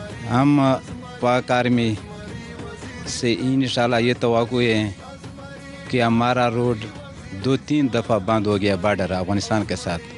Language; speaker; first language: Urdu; non-native, local second language; Pashto